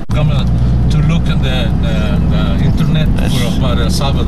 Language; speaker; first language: English; non-native, learner; Spanish